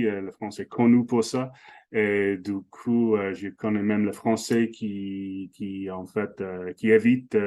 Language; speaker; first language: French; non-native, fluent; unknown